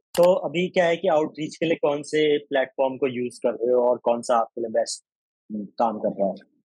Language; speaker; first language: Hindi; native; Hindi